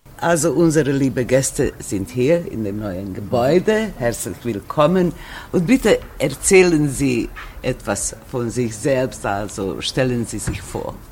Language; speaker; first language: German; non-native, local second language; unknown